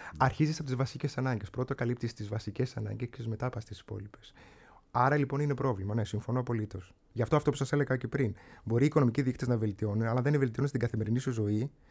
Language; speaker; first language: Greek; native; Greek